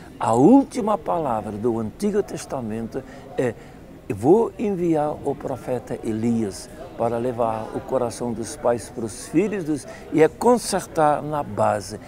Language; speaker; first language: Portuguese; non-native, fluent; Dutch